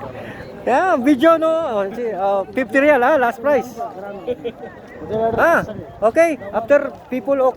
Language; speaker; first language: English; non-native, learner; Filipino